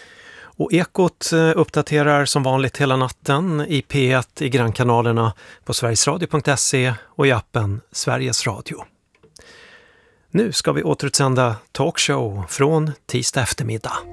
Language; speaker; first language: Swedish; native; Swedish